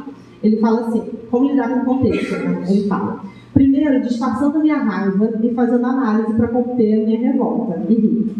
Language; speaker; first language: Portuguese; native; Portuguese